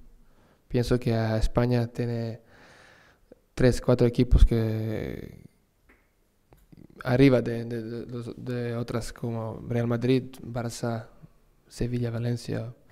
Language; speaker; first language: Spanish; non-native, learner; Serbian